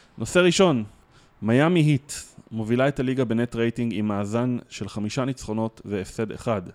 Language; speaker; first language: Hebrew; native; Hebrew